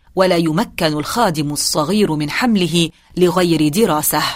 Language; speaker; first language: Arabic; native; Arabic